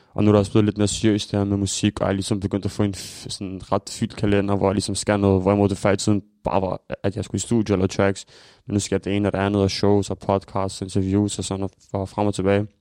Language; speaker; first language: Danish; early bilingual, other home language; Albanian